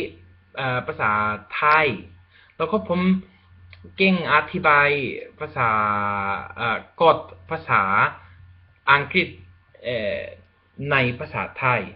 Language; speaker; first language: Thai; non-native, learner; Spanish